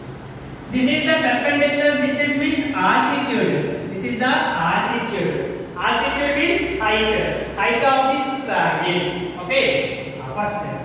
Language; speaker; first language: English; non-native, local second language; Telugu